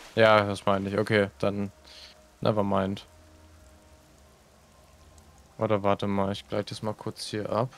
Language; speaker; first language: German; native; German